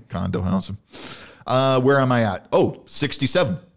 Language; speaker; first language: English; native; English